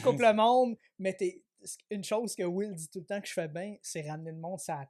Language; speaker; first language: French; native; French